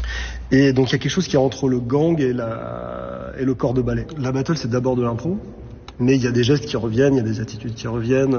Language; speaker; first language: French; native; French